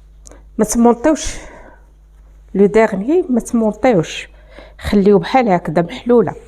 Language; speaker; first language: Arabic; native; Arabic